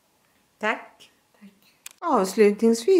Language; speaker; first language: Swedish; native; Swedish